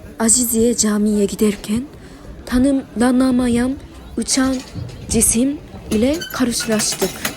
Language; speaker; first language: Turkish; non-native, learner; Japanese